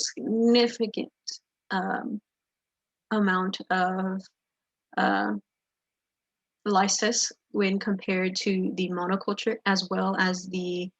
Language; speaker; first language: English; native; English